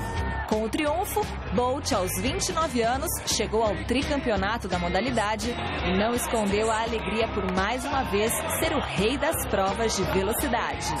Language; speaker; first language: Portuguese; native; Portuguese